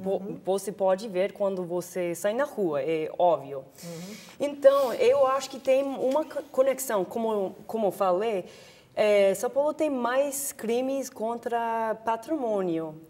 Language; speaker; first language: Portuguese; non-native, fluent; English